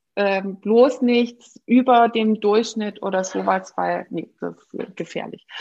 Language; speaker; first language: German; native; German